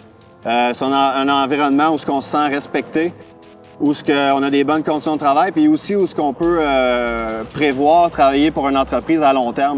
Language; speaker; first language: French; native; French